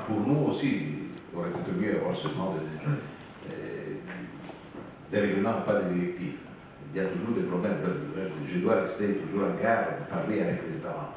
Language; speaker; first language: French; non-native, fluent; Italian